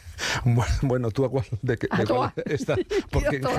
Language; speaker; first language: Spanish; native; Spanish